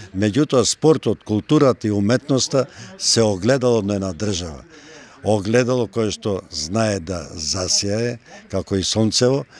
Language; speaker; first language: Macedonian; native; Macedonian